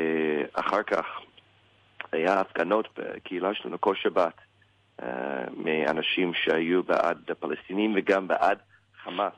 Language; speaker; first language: Hebrew; non-native, learner; English